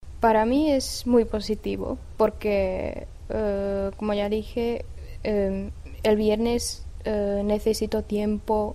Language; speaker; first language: Spanish; non-native, fluent; Czech